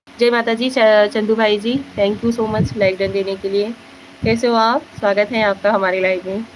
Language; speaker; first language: Hindi; native; Hindi